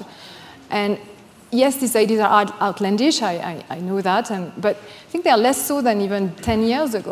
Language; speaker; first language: English; non-native, fluent; French